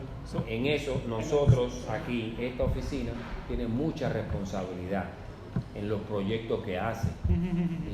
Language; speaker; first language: Spanish; native; Spanish